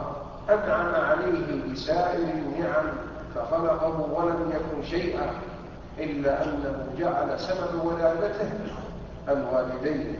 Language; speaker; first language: Arabic; native; Arabic